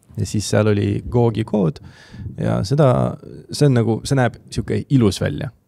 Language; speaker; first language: Estonian; non-native, local second language; Russian